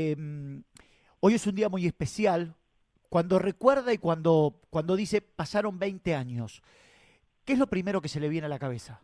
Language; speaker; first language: Spanish; native; Spanish